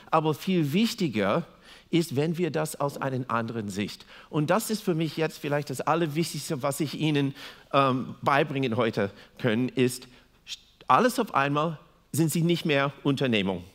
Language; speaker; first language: German; non-native, fluent; English